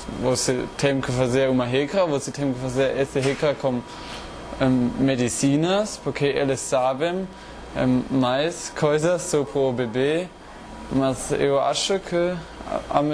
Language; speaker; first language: Portuguese; non-native, learner; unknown